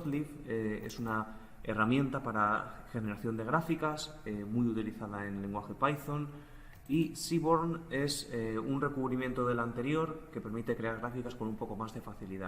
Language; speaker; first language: Spanish; native; Spanish